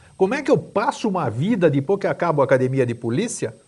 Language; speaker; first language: Portuguese; native; Portuguese